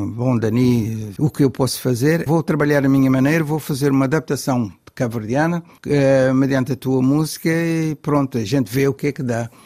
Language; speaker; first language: Portuguese; non-native, local second language; Kabuverdianu